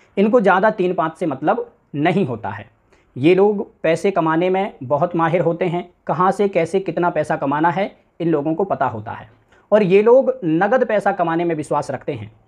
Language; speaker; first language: Hindi; native; Hindi